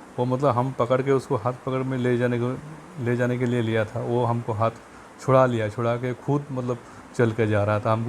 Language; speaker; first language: Hindi; non-native, local second language; Bangla